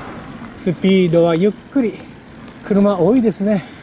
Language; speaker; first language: Japanese; native; Japanese